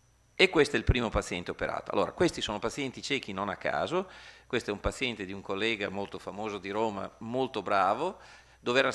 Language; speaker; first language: Italian; native; Italian